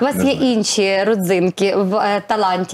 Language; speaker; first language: Ukrainian; native; Ukrainian